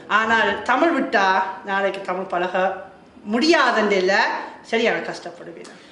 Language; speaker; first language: Tamil; non-native, fluent; German